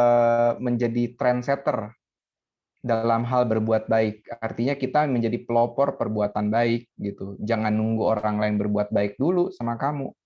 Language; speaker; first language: Indonesian; native; Indonesian